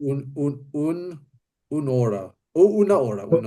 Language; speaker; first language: Spanish; non-native, learner; English